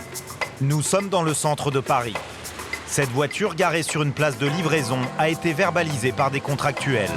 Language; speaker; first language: French; native; French